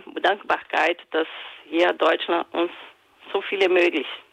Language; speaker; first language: German; non-native, fluent; Portuguese